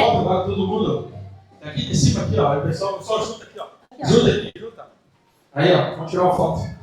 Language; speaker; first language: Portuguese; native; Portuguese